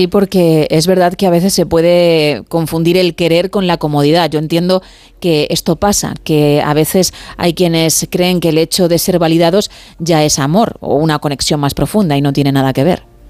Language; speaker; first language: Spanish; native; Spanish